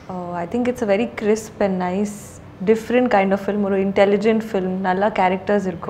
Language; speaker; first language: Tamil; non-native, learner; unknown